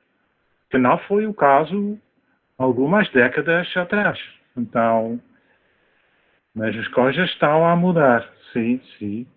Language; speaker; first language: Portuguese; non-native, fluent; Dutch